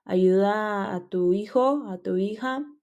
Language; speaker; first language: Spanish; early bilingual, heritage; Spanish